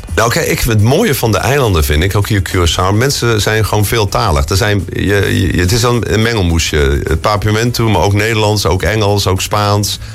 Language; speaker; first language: Dutch; native; Dutch